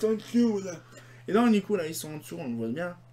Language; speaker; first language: French; native; French